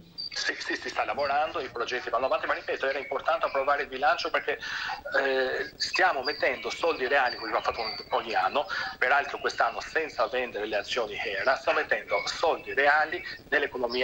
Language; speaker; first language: Italian; native; Italian